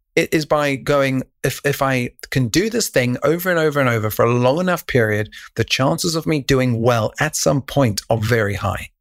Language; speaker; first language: English; native; English